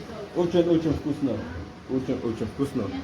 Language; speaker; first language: Russian; non-native, learner; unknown